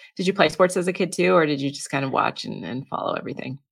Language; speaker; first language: English; native; English